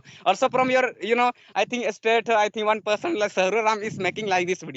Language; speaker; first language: English; non-native, learner; Santali